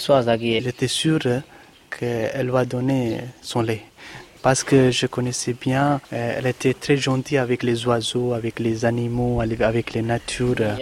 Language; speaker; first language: French; non-native, learner; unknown